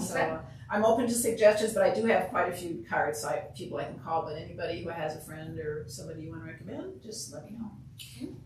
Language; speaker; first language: English; native; English